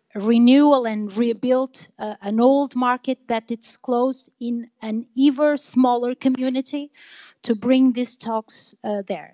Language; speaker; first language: English; non-native, fluent; Portuguese